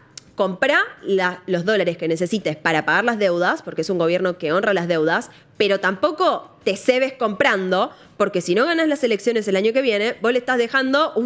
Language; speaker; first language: Spanish; native; Spanish